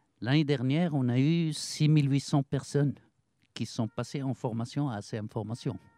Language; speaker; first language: French; non-native, local second language; Arabic